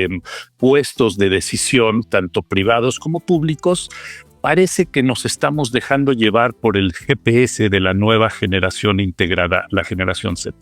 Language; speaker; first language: Spanish; native; Spanish